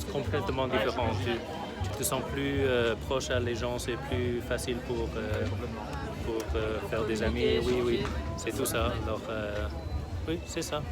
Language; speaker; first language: French; non-native, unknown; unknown